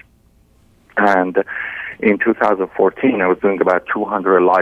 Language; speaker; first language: English; non-native, fluent; Persian